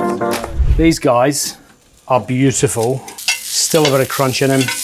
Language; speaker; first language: English; native; English